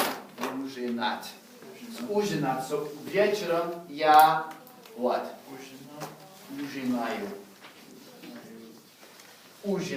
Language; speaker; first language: Russian; non-native, fluent; English